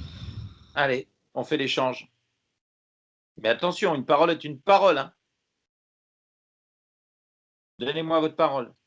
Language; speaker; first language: French; native; French